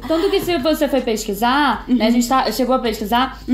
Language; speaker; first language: Portuguese; native; Portuguese